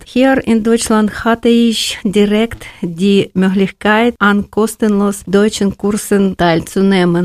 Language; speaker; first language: German; non-native, learner; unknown